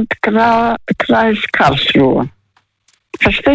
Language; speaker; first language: German; non-native, fluent; Russian